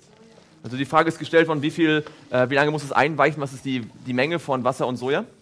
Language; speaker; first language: German; native; German